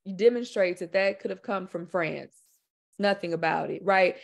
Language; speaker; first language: English; native; English